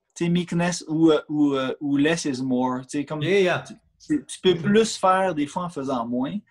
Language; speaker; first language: French; native; French